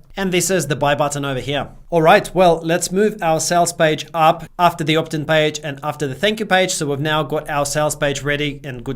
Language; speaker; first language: English; native; English